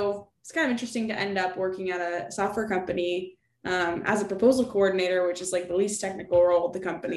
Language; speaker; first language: English; native; English